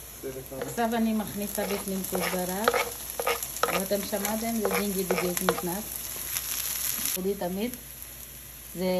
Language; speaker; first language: Hebrew; non-native, fluent; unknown